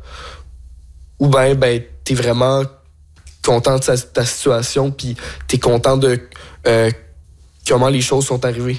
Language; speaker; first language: French; native; French